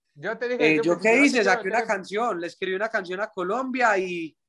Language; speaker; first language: Spanish; native; Spanish